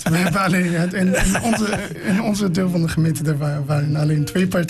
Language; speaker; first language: Dutch; non-native, fluent; English